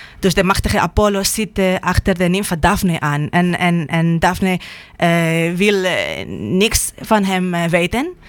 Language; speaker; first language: Dutch; non-native, fluent; Spanish